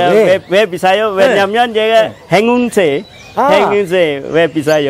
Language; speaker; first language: Korean; non-native, learner; Indonesian